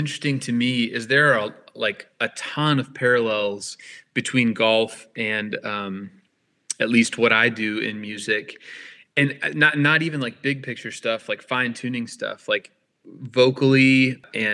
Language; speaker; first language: English; native; English